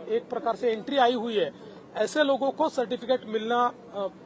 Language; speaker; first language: Hindi; non-native, local second language; Marathi